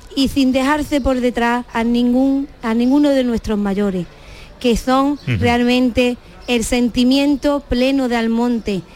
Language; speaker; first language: Spanish; native; Spanish